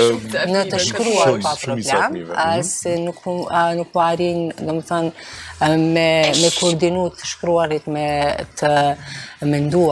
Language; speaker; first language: Albanian; native; Albanian